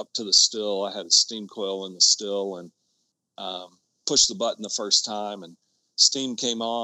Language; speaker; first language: English; native; English